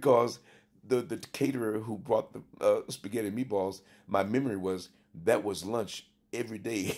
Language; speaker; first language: English; native; English